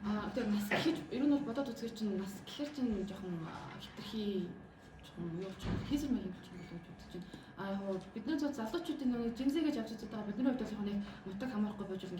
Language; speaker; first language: Mongolian; native; Mongolian